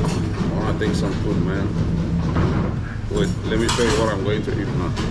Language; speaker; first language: English; non-native, learner; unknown